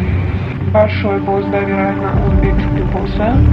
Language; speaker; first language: Russian; non-native, learner; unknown